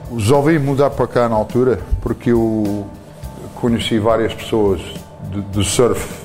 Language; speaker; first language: Portuguese; non-native, fluent; English